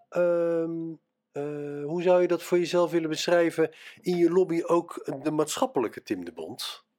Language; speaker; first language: Dutch; native; Dutch